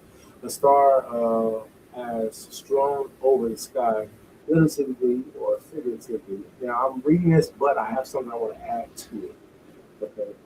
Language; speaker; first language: English; native; English